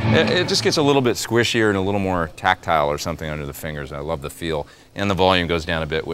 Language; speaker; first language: English; native; English